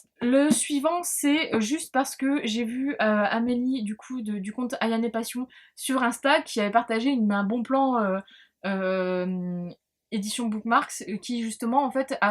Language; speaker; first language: French; native; French